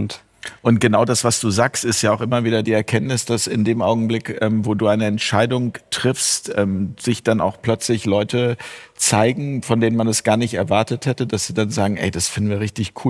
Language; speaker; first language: German; native; German